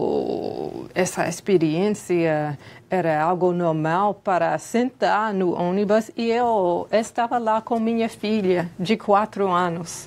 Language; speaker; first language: Portuguese; non-native, fluent; English